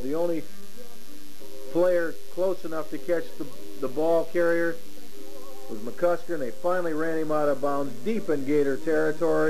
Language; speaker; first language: English; native; English